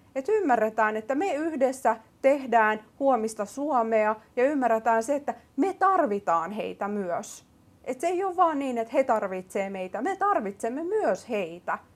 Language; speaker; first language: Finnish; early bilingual, other home language; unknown